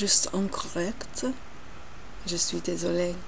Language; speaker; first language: French; non-native, learner; English